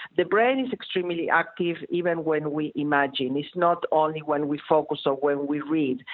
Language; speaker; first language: English; non-native, fluent; Spanish